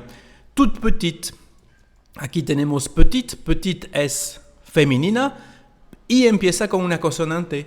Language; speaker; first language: Spanish; non-native, fluent; French